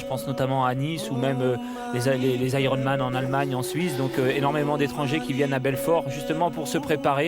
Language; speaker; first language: French; native; French